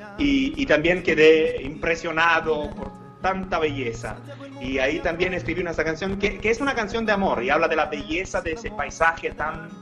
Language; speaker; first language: Spanish; non-native, fluent; Italian